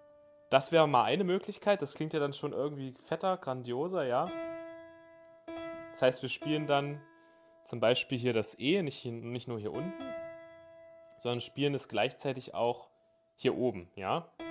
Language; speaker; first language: German; native; German